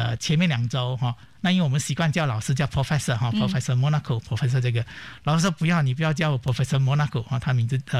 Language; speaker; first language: Chinese; native; Chinese